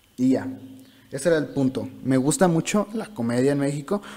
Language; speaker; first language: Spanish; native; Spanish